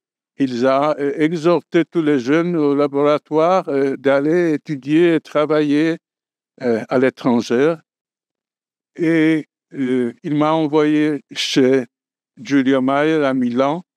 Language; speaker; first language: French; non-native, fluent; Polish